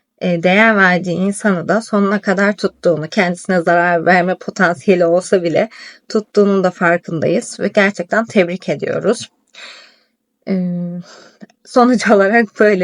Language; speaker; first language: Turkish; native; Turkish